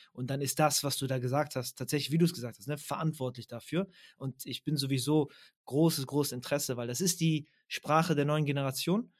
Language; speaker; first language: German; early bilingual, other home language; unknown